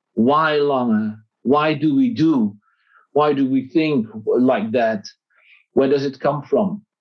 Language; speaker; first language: English; non-native, fluent; Dutch